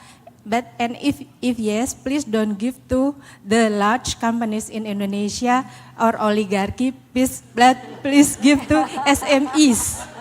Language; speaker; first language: English; non-native, learner; Indonesian